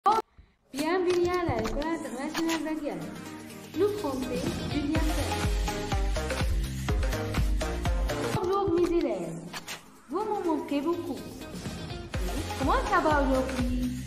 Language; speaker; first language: French; non-native, fluent; Arabic